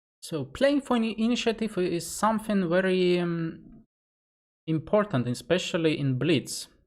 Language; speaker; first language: English; non-native, fluent; Russian